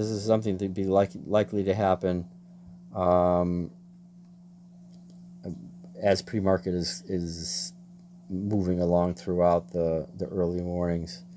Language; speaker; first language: English; native; English